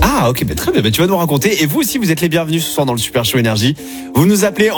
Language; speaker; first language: French; native; French